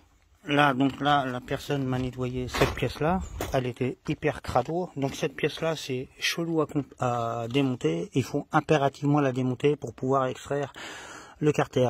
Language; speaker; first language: French; native; French